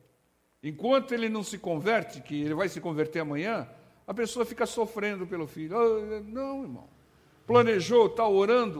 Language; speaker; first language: Portuguese; native; Portuguese